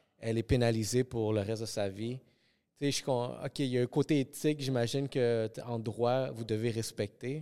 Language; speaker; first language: French; early bilingual, other home language; Spanish